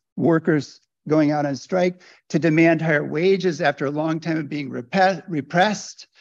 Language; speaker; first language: English; native; English